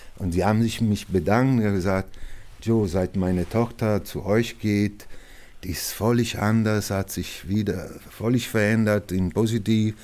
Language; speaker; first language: German; non-native, fluent; Italian